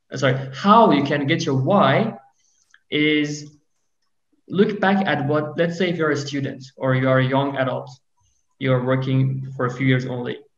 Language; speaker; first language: English; non-native, fluent; Persian